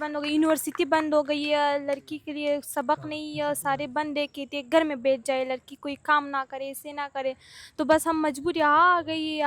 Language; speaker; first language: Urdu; non-native, learner; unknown